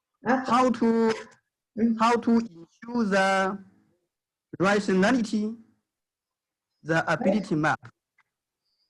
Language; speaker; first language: English; non-native, fluent; Chinese